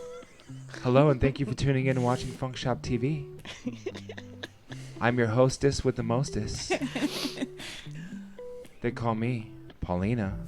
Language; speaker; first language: English; native; English